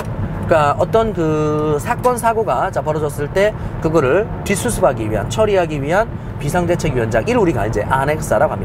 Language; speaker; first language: Korean; native; Korean